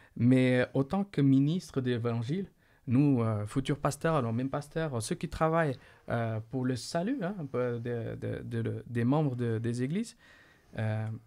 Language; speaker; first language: French; non-native, fluent; Portuguese